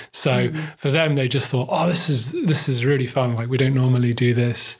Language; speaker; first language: English; native; English